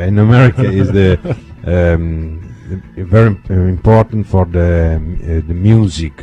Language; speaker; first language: English; non-native, learner; Italian